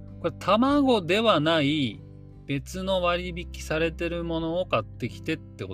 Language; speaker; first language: Japanese; native; Japanese